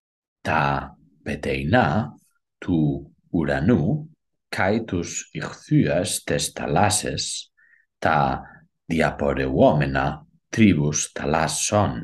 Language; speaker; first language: Greek; non-native, learner; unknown